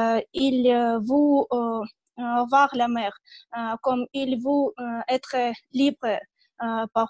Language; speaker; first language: French; non-native, learner; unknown